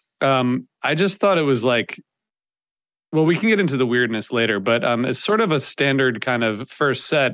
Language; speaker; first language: English; native; English